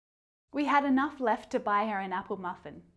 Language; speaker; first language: English; native; English